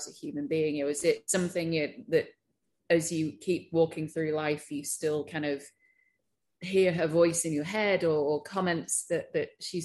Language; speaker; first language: English; native; English